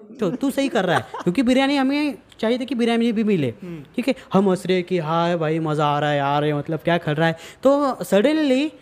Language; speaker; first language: Hindi; non-native, local second language; Marathi